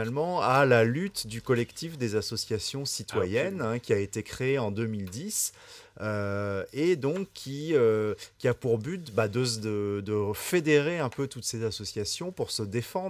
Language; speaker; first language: French; native; French